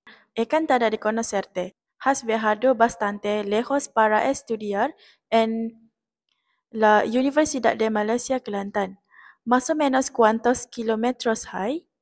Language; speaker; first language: Spanish; non-native, learner; Malay